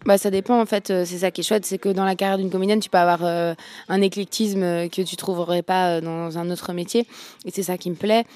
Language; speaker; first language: French; non-native, local second language; Swiss German